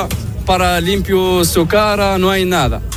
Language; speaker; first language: Spanish; non-native, learner; Arabic